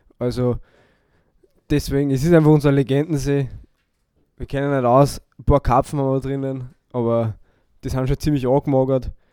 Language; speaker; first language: German; native; German